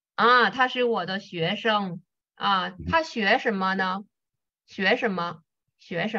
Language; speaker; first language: Chinese; non-native, fluent; Vietnamese